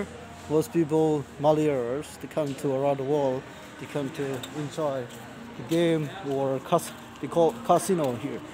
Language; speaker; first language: English; non-native, learner; Lao